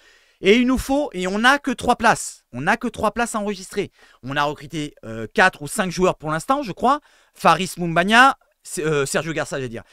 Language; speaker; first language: French; native; French